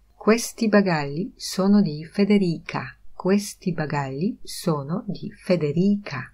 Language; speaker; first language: Italian; non-native, fluent; Polish